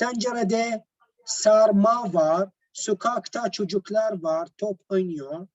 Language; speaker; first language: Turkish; non-native, learner; Arabic